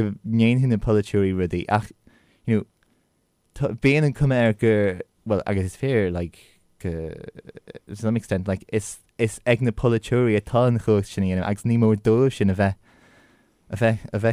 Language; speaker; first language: Irish; non-native, local second language; English